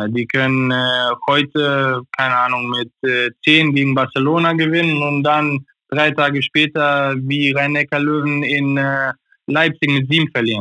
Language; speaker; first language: German; non-native, fluent; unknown